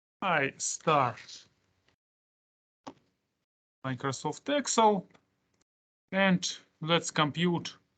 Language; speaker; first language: English; non-native, fluent; Russian